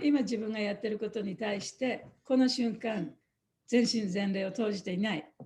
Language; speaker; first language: Japanese; native; Japanese